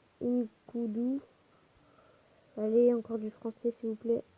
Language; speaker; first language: French; native; French